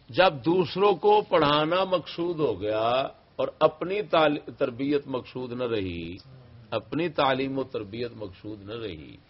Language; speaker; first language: Urdu; non-native, local second language; Punjabi